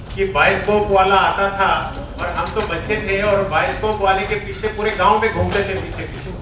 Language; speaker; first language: Hindi; non-native, local second language; Marathi